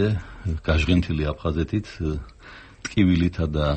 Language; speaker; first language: Georgian; native; Georgian